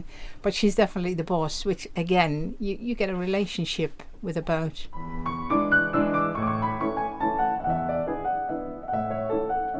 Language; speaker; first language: English; non-native, fluent; Dutch